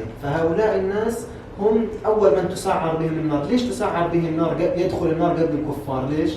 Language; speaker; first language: Arabic; native; Arabic